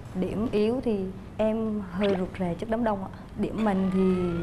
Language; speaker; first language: Vietnamese; native; Vietnamese